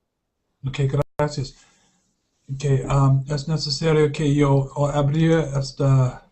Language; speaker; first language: Spanish; non-native, learner; English